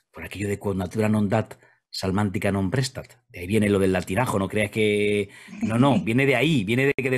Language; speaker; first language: Spanish; native; Spanish